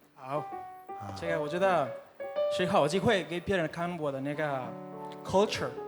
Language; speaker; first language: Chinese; non-native, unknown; Spanish